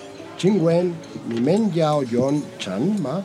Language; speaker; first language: Chinese; non-native, learner; Spanish